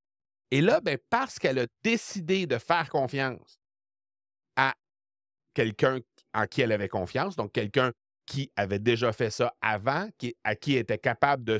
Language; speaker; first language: French; native; French